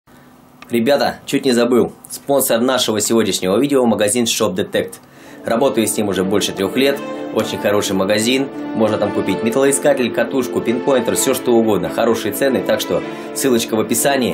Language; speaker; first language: Russian; native; Russian